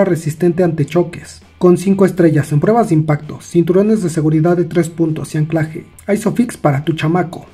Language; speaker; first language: Spanish; native; Spanish